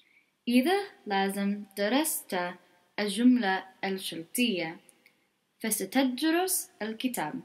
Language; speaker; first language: Arabic; non-native, learner; English